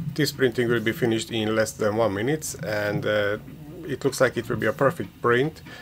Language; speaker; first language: English; non-native, fluent; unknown